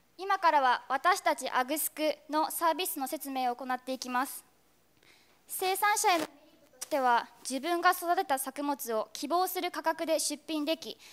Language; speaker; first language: Japanese; native; Japanese